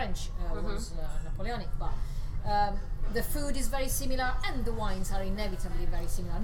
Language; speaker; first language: English; non-native, fluent; Italian